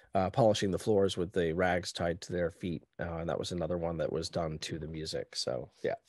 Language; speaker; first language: English; native; English